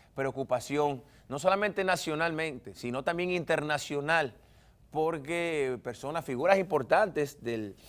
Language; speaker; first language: Spanish; native; Spanish